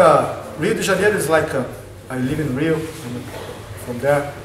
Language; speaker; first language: English; non-native, learner; Portuguese